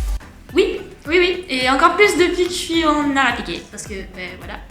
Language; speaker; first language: French; native; French